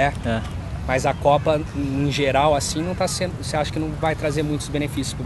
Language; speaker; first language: Portuguese; native; Portuguese